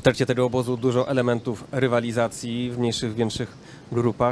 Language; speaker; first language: Polish; native; Polish